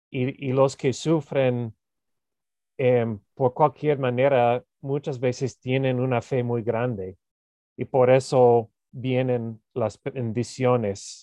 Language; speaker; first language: Spanish; non-native, fluent; English